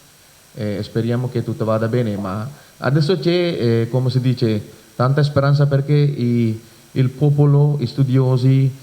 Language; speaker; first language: Italian; non-native, fluent; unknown